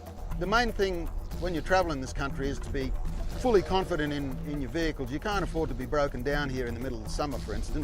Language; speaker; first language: English; native; English